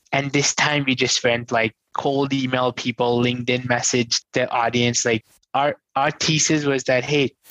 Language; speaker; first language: English; non-native, local second language; Hindi